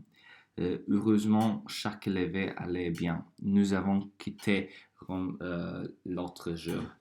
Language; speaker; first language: French; non-native, learner; Croatian